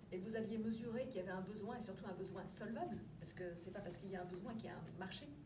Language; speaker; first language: French; native; French